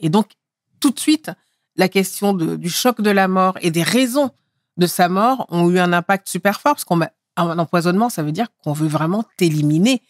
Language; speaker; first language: French; early bilingual, other home language; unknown